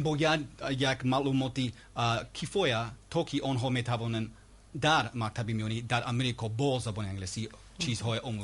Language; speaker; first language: Persian; non-native, learner; English